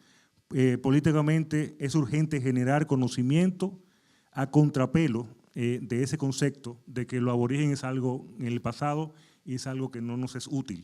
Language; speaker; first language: Spanish; native; Spanish